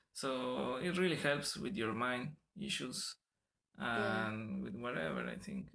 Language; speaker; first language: English; non-native, fluent; Spanish